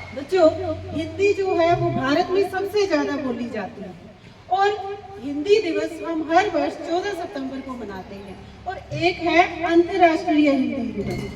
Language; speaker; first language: Hindi; native; Hindi